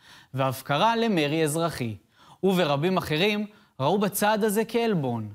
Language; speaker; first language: Hebrew; native; Hebrew